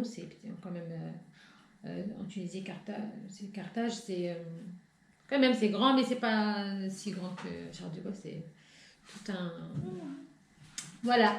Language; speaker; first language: French; non-native, local second language; Arabic